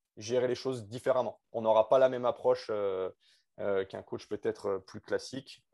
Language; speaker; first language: French; native; French